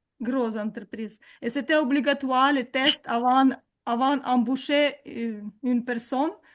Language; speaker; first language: French; non-native, learner; Ukrainian